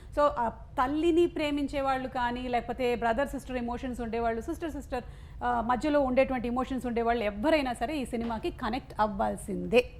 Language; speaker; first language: Telugu; non-native, local second language; Malayalam